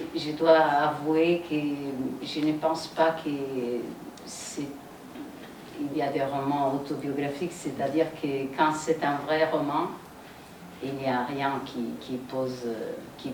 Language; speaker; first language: French; non-native, fluent; Italian